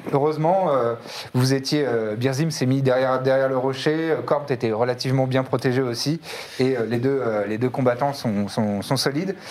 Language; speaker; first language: French; native; French